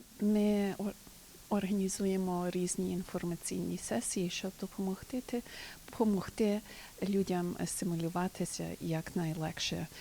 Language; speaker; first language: Ukrainian; early bilingual, heritage; Ukrainian